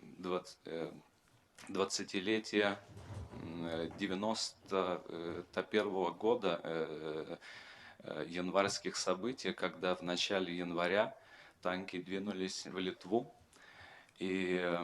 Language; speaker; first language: Russian; non-native, fluent; Lithuanian